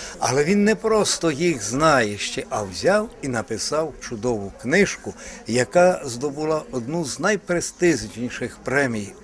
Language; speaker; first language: Ukrainian; native; Ukrainian